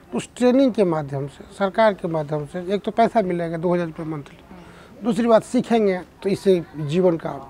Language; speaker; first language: Hindi; native; Hindi